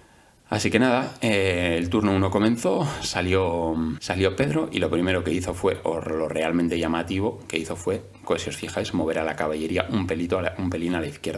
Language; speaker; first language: Spanish; native; Spanish